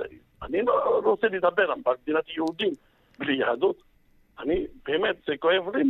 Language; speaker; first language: Hebrew; non-native, fluent; Arabic